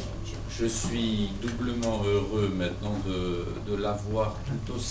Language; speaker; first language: French; non-native, fluent; Georgian